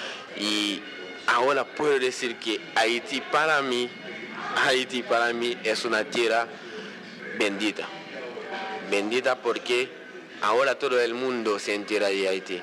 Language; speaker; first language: Spanish; non-native, local second language; Haitian Creole